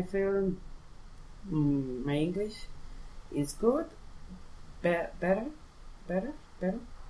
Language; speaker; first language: English; non-native, learner; Spanish